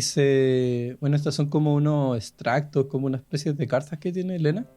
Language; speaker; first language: Spanish; native; Spanish